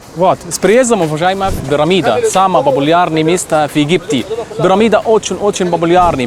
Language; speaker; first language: Russian; non-native, learner; Arabic